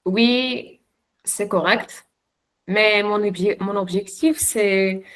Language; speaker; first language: French; non-native, local second language; Arabic